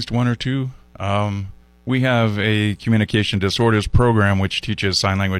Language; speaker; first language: English; native; English